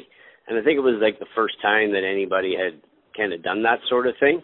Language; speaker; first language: English; native; English